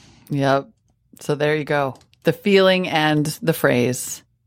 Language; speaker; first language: English; native; English